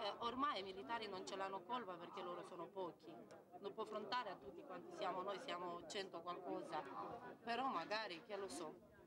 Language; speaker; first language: Italian; non-native, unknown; Romanian